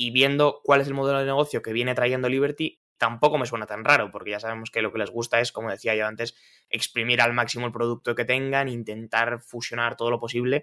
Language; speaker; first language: Spanish; native; Spanish